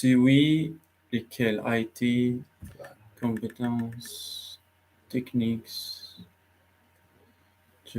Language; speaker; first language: French; non-native, learner; Arabic